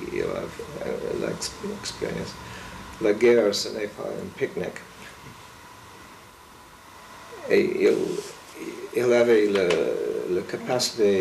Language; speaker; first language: French; non-native, fluent; English